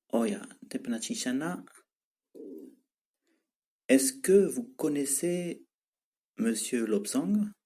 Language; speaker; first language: French; non-native, fluent; Tibetan